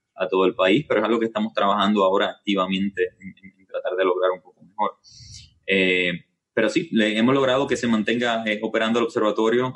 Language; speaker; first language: Spanish; native; Spanish